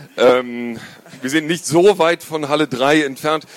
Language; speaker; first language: German; native; German